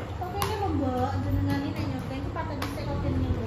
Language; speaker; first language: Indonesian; non-native, local second language; Javanese